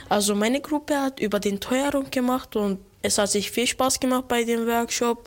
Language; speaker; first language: German; early bilingual, other home language; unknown